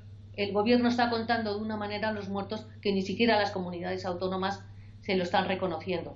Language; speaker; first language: Spanish; native; Spanish